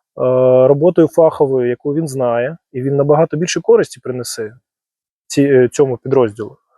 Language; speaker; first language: Ukrainian; non-native, local second language; Russian